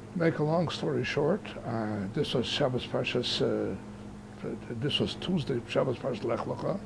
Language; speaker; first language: English; native; English